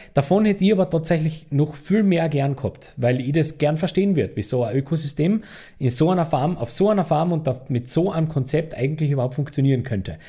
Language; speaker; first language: German; native; German